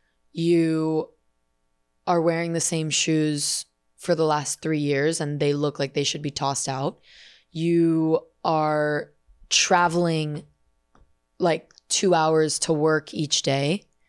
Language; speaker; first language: English; native; English